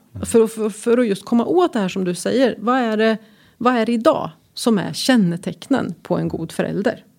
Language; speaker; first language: Swedish; native; Swedish